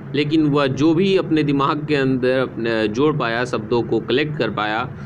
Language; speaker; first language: Hindi; native; Hindi